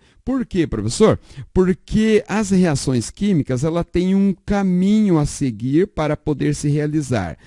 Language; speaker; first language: Portuguese; native; Portuguese